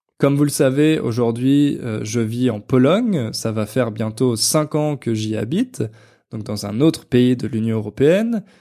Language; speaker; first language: French; native; French